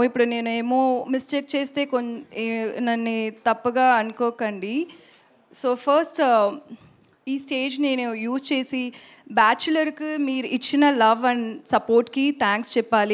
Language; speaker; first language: Telugu; non-native, learner; Tamil